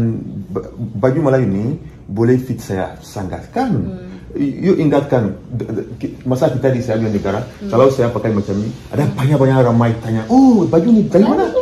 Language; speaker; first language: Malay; non-native, learner; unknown